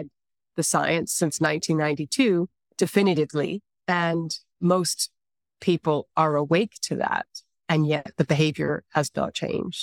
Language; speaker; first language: English; native; English